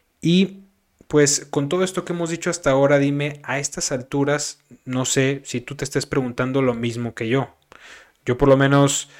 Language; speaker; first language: Spanish; native; Spanish